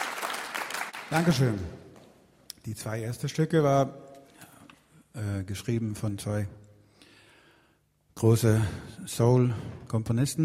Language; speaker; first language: German; non-native, fluent; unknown